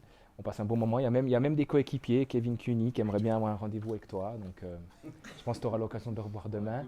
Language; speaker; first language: French; native; French